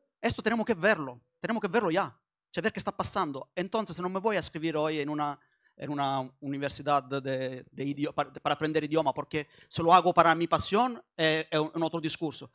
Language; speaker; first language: Spanish; non-native, learner; Italian